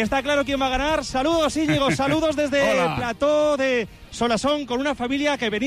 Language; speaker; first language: Spanish; native; Spanish